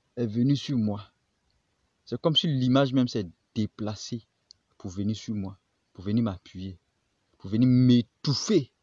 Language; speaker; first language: French; non-native, local second language; Baoulé